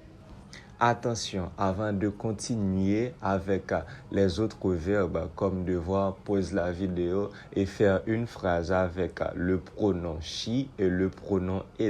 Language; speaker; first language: French; non-native, local second language; Haitian Creole